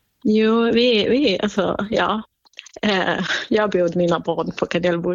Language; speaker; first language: Swedish; non-native, fluent; Kurdish